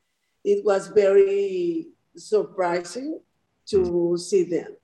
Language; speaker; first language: English; non-native, learner; Spanish